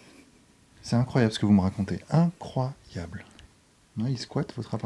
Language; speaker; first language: French; native; French